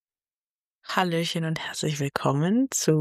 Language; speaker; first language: German; native; German